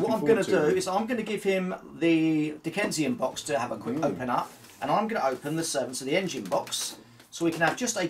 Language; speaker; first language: English; native; English